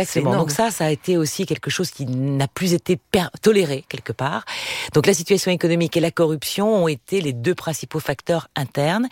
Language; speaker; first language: French; native; French